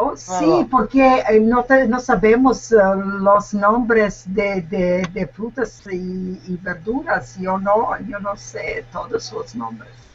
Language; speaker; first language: Spanish; non-native, learner; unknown